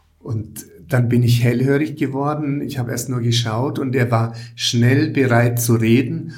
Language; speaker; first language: German; native; German